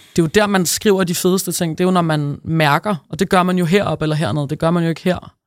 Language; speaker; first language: Danish; native; Danish